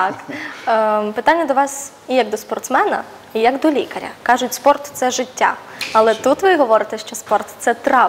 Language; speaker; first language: Ukrainian; native; Ukrainian